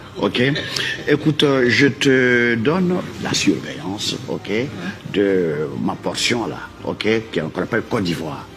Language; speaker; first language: French; non-native, local second language; Dyula